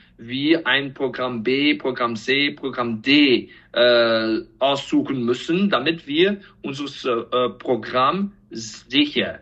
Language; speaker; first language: German; non-native, fluent; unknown